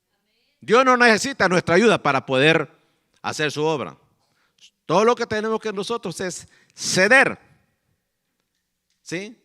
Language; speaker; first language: Spanish; native; Spanish